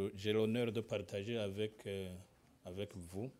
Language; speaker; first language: French; non-native, local second language; Rundi